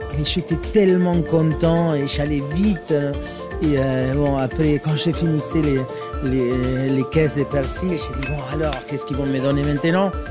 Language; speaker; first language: French; non-native, fluent; Spanish